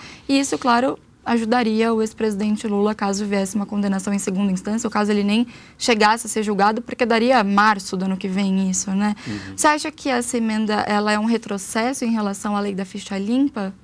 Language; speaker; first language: Portuguese; native; Portuguese